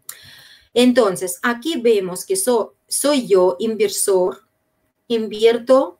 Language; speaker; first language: Spanish; non-native, fluent; Russian